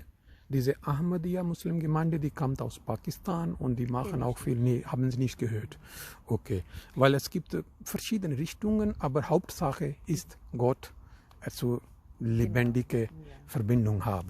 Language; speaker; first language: German; non-native, fluent; Urdu